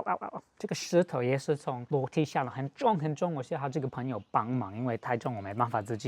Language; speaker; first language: Chinese; non-native, fluent; English